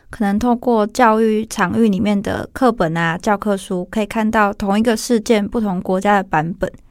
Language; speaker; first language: Chinese; native; Chinese